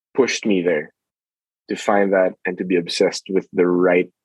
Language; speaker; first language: English; non-native, local second language; Filipino